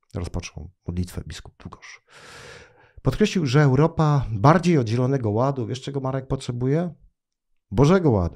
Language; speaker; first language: Polish; native; Polish